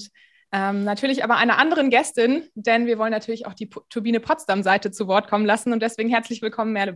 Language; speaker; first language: German; native; German